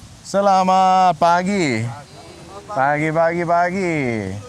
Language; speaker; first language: Indonesian; non-native, learner; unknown